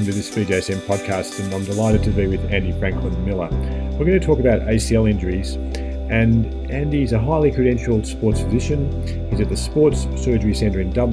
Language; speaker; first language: English; native; English